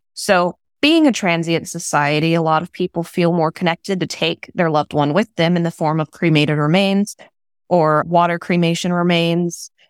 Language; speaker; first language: English; native; English